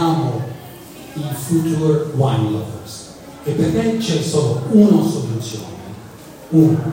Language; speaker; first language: Italian; non-native, fluent; English